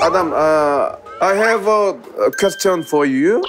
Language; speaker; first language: English; non-native, learner; Korean